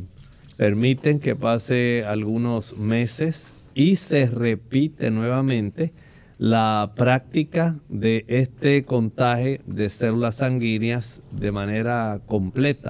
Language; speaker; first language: Spanish; native; Spanish